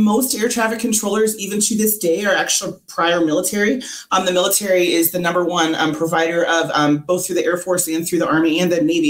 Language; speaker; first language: English; native; English